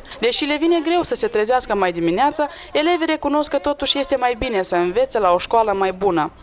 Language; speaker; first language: Romanian; native; Romanian